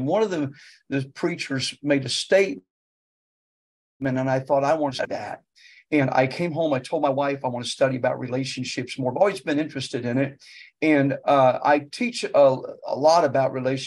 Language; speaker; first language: English; native; English